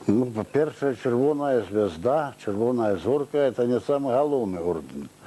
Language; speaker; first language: Russian; non-native, local second language; Belarusian